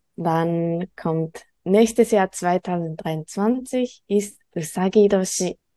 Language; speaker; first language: German; non-native, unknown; Japanese